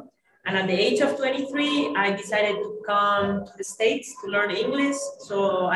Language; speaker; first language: English; non-native, fluent; Spanish